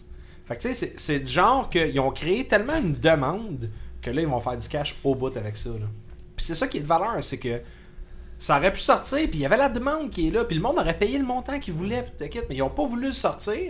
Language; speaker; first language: French; native; French